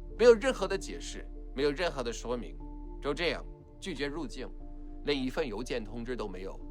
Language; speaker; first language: Chinese; non-native, fluent; English